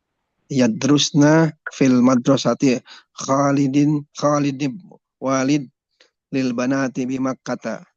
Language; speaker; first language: Arabic; non-native, learner; Indonesian